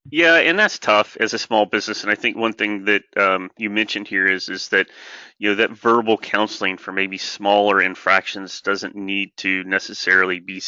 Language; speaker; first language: English; native; English